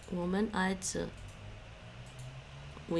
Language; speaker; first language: Chinese; non-native, learner; English